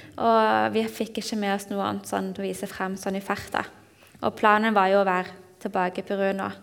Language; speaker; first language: Norwegian; native; Norwegian